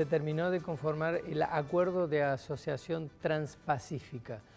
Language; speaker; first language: Spanish; native; Spanish